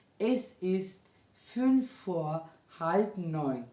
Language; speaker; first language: German; non-native, fluent; Turkish